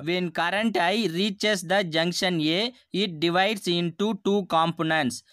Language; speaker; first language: English; non-native, local second language; Tamil